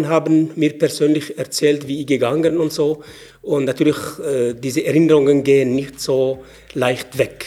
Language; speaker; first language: German; non-native, fluent; Arabic